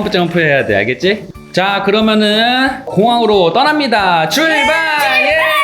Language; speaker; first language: Korean; native; Korean